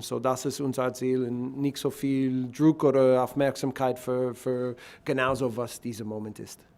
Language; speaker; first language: German; non-native, learner; English